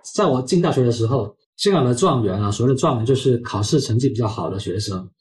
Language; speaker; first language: Chinese; non-native, local second language; Cantonese